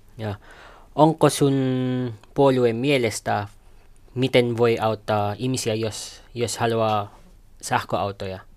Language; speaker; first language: Finnish; non-native, learner; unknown